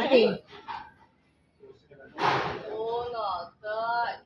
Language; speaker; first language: Spanish; non-native, learner; Filipino